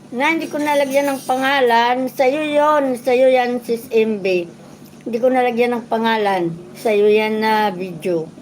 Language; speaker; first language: Filipino; non-native, local second language; Waray